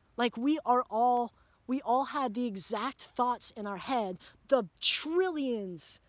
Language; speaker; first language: English; native; English